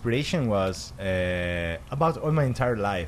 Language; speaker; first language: English; non-native, learner; Italian